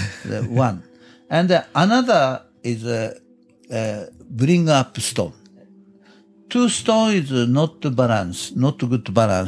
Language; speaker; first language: English; non-native, learner; Japanese